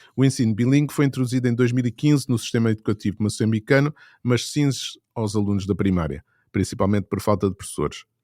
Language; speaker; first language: Portuguese; native; Portuguese